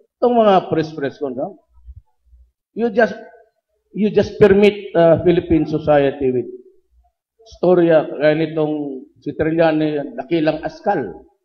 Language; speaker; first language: Filipino; non-native, local second language; Cebuano